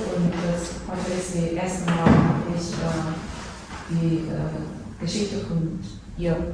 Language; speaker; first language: German; non-native, learner; Vietnamese